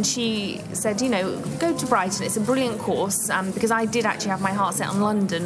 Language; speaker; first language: English; native; English